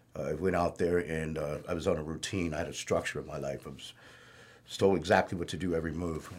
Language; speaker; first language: English; native; English